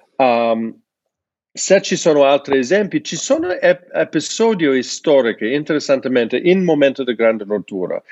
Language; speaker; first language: Italian; non-native, fluent; English